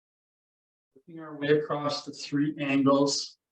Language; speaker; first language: English; native; English